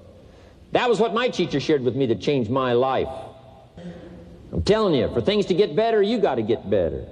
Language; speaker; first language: English; native; English